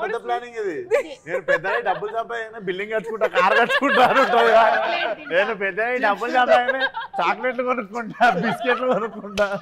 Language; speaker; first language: Telugu; native; Telugu